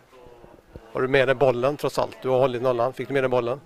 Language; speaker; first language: Swedish; native; Swedish